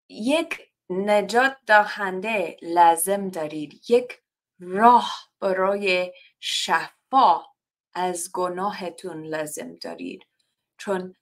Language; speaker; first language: Persian; non-native, learner; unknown